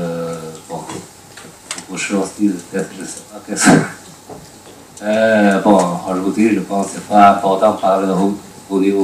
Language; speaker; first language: French; non-native, learner; Chinese